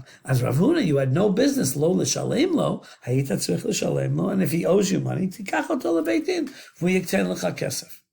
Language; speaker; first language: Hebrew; non-native, fluent; English